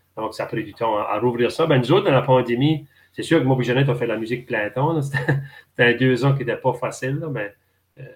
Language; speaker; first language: French; native; French